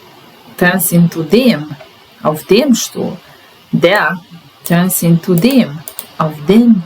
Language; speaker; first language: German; non-native, fluent; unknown